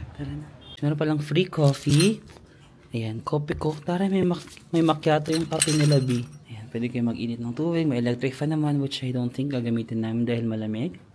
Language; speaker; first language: Filipino; native; Filipino